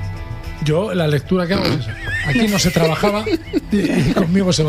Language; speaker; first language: Spanish; native; Spanish